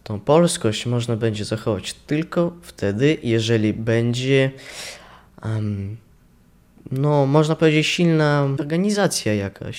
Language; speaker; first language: Polish; non-native, local second language; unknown